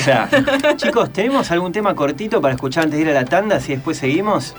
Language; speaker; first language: Spanish; native; Spanish